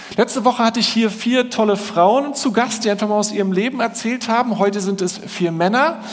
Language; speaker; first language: German; native; German